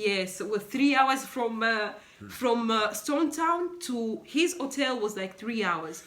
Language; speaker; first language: English; non-native, local second language; Swahili